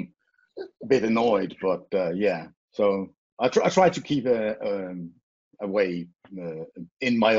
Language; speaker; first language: English; non-native, fluent; Faroese